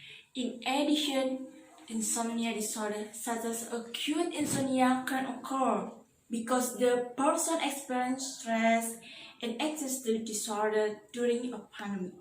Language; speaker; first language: English; non-native, learner; Indonesian